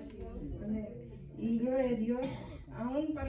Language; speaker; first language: Spanish; native; Spanish